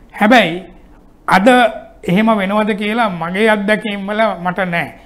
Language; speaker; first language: Sinhala; native; Sinhala